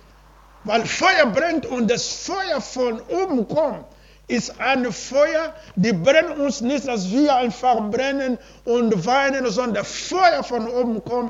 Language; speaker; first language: German; non-native, learner; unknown